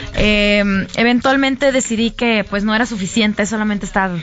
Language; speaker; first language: Spanish; native; Spanish